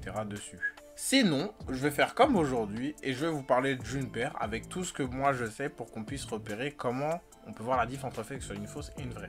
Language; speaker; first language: French; native; French